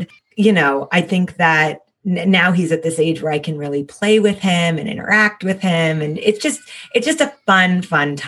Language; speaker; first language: English; native; English